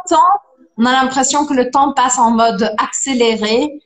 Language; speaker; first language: French; non-native, fluent; Portuguese